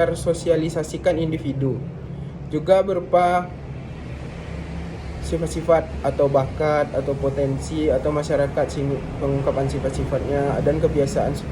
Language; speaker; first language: Indonesian; native; Indonesian